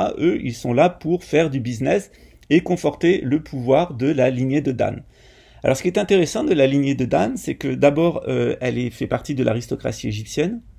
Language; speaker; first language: French; native; French